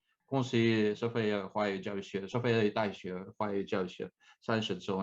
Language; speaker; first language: Chinese; non-native, fluent; Russian